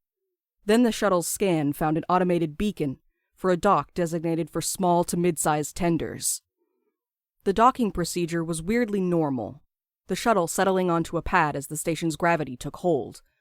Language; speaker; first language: English; native; English